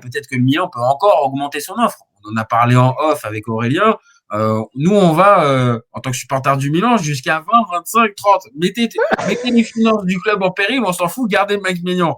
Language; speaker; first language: French; native; French